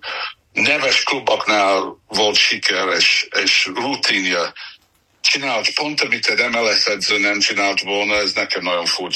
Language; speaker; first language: Hungarian; non-native, fluent; English